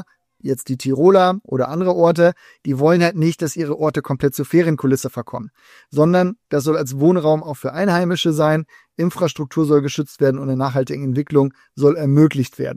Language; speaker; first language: German; native; German